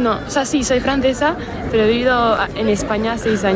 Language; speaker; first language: Spanish; non-native, fluent; French